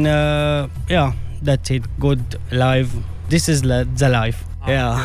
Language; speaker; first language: English; non-native, learner; Arabic